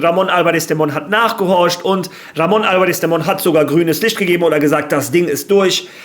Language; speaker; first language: German; native; German